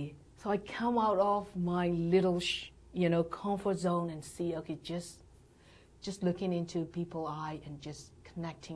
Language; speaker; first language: English; non-native, learner; Burmese